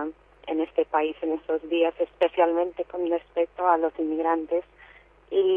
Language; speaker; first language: Spanish; non-native, fluent; English